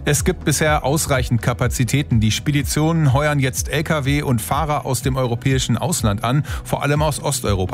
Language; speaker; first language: German; native; German